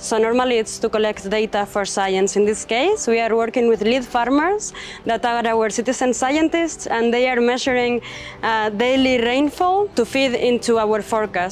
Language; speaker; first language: English; non-native, fluent; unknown